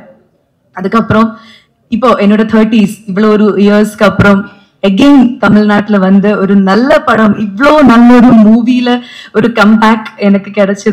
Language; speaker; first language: Tamil; non-native, fluent; Malayalam